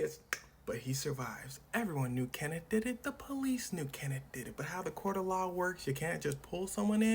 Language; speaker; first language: English; native; English